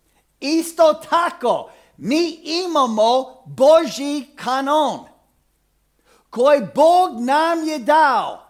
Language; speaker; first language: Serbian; non-native, fluent; English